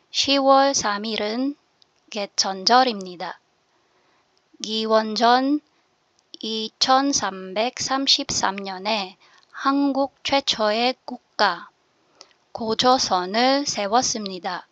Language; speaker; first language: Korean; non-native, learner; Filipino